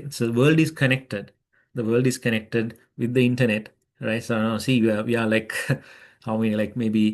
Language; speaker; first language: English; non-native, local second language; Sinhala